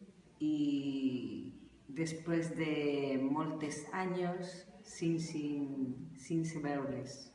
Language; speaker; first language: Catalan; non-native, learner; Spanish